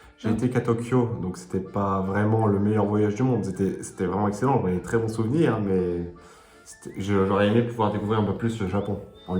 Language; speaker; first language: French; native; French